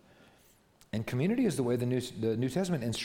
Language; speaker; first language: English; native; English